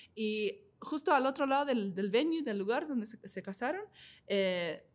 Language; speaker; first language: Spanish; non-native, fluent; English